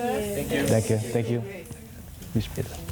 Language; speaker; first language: German; non-native, fluent; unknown